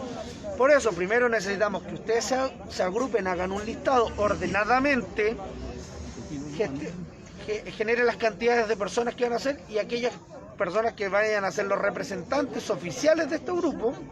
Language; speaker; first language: Spanish; native; Spanish